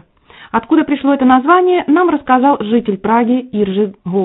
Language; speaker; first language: Russian; native; Russian